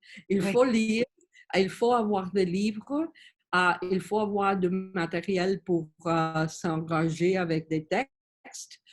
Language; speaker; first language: French; non-native, learner; Spanish